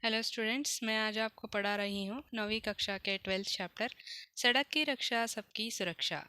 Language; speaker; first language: Hindi; non-native, local second language; Kannada